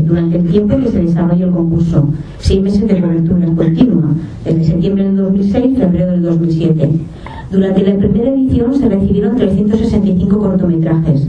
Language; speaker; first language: Spanish; native; Spanish